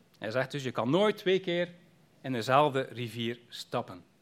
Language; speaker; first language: Dutch; native; Dutch